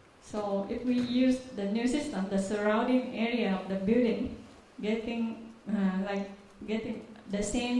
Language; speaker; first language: English; non-native, learner; Vietnamese